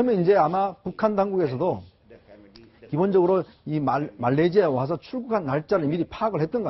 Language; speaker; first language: Korean; native; Korean